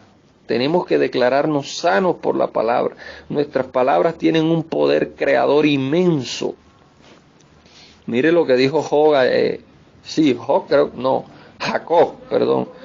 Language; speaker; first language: Spanish; native; Spanish